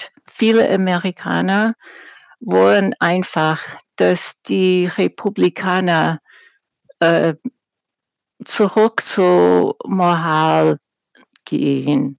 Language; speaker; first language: German; non-native, fluent; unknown